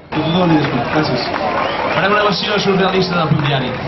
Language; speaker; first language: Catalan; native; Catalan